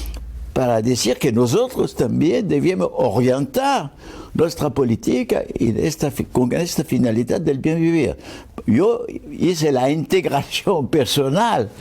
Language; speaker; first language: Spanish; non-native, fluent; French